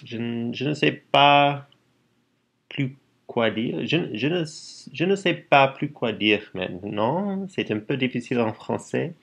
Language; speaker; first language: French; non-native, learner; English